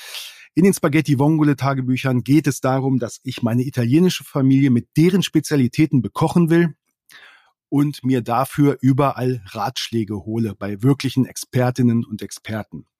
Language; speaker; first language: German; native; German